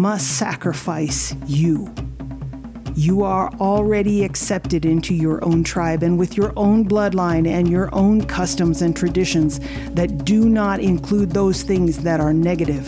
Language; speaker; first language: English; native; English